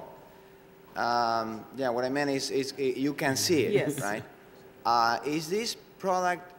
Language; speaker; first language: English; non-native, fluent; Spanish